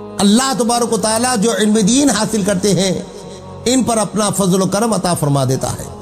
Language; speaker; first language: Urdu; native; Urdu